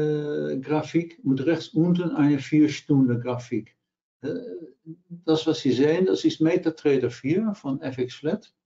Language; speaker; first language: German; non-native, learner; Dutch